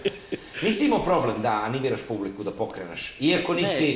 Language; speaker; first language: Serbian; native; Serbian